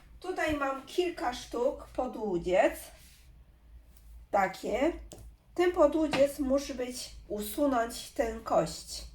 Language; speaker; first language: Polish; non-native, learner; Chinese